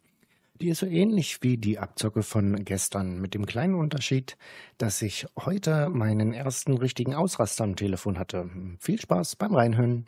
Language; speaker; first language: German; native; German